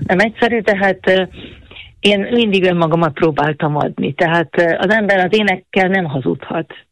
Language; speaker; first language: Hungarian; native; Hungarian